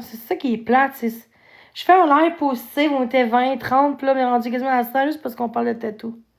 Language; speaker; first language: French; native; French